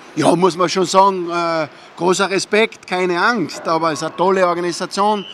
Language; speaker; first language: German; native; German